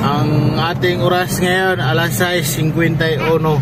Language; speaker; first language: Filipino; early bilingual, heritage; Filipino